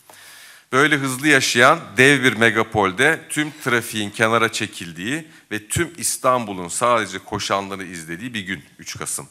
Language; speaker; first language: Turkish; native; Turkish